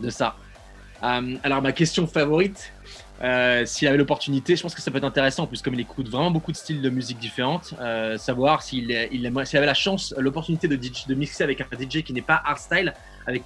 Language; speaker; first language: French; native; French